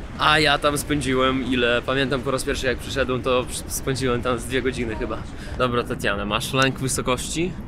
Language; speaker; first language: Polish; non-native, fluent; Russian